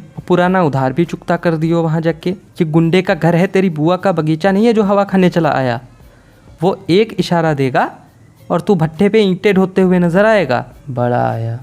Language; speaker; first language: Hindi; native; Hindi